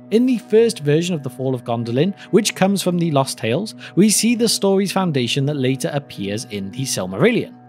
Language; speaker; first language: English; native; English